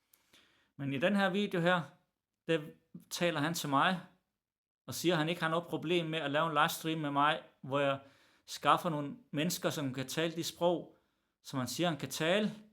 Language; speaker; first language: Danish; early bilingual, other home language; Arabic